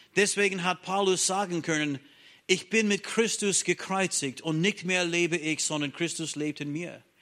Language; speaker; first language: German; non-native, fluent; English